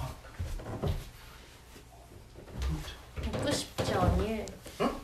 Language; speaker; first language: Korean; non-native, learner; Japanese